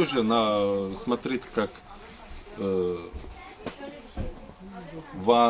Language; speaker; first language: Russian; non-native, learner; Turkish